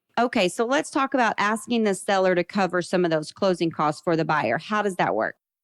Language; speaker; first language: English; native; English